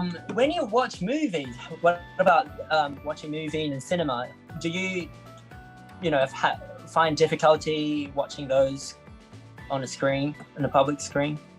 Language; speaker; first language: English; non-native, learner; Japanese